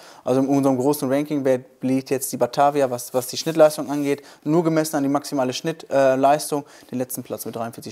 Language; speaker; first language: German; native; German